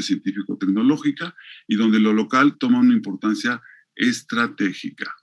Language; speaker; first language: Spanish; native; Spanish